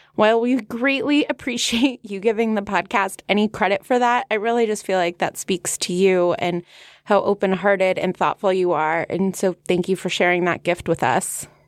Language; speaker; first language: English; native; English